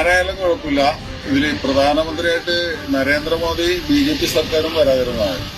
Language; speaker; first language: Malayalam; native; Malayalam